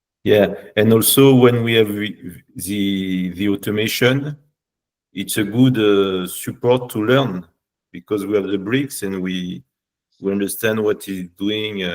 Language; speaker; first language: English; non-native, learner; French